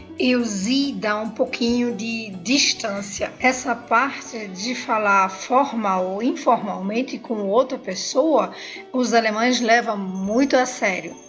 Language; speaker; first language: Portuguese; non-native, fluent; German